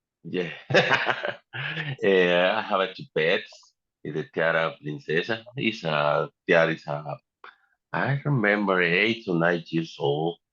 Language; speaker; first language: English; non-native, learner; Spanish